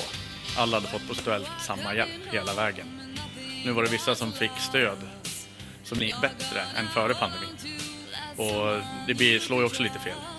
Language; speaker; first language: Swedish; native; Swedish